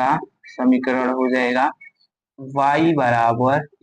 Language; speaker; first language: Hindi; native; Hindi